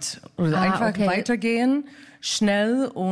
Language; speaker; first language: German; non-native, fluent; English